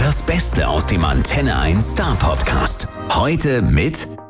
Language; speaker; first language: German; native; German